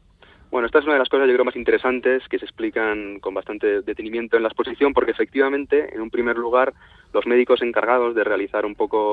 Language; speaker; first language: Spanish; native; Spanish